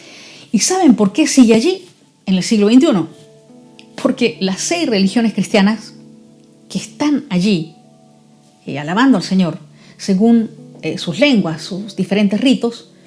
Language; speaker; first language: Spanish; native; Spanish